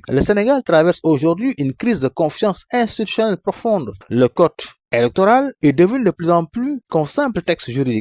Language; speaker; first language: French; non-native, local second language; Wolof